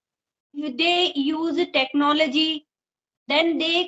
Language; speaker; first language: English; non-native, learner; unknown